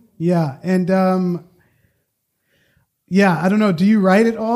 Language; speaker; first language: English; native; English